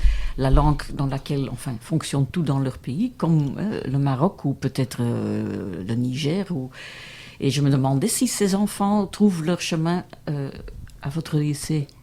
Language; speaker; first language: French; non-native, local second language; Dutch